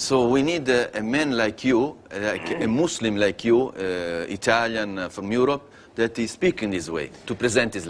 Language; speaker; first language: English; non-native, learner; Italian